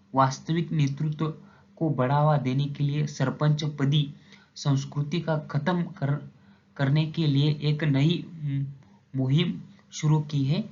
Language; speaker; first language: Hindi; non-native, local second language; Marathi